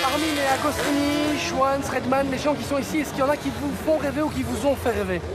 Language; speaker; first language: French; native; French